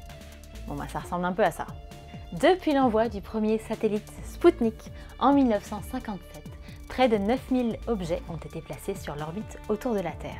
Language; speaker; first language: French; native; French